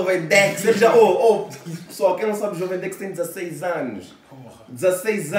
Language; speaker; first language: Portuguese; native; Portuguese